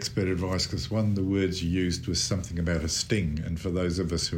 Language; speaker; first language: English; native; English